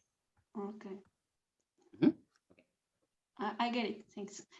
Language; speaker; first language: English; non-native, learner; Spanish